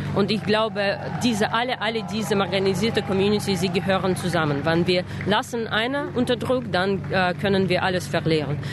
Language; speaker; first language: German; non-native, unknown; Russian